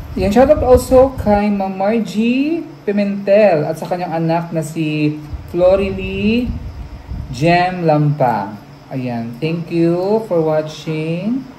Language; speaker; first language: Filipino; non-native, local second language; Cebuano